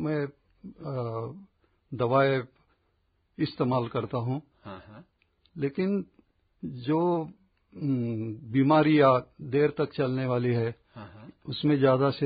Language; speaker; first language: Hindi; non-native, local second language; Marathi